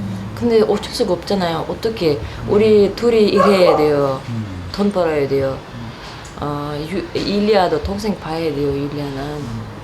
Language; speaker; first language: Korean; non-native, learner; Russian